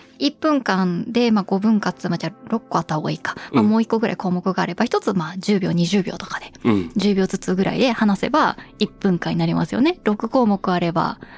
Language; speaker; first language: Japanese; early bilingual, heritage; Japanese